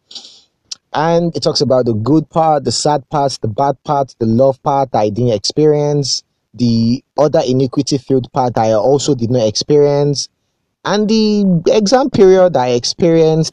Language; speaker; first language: English; non-native, local second language; Yoruba